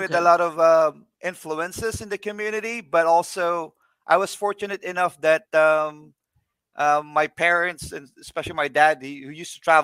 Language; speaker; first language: English; non-native, local second language; Filipino